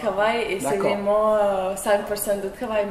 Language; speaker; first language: French; non-native, learner; Russian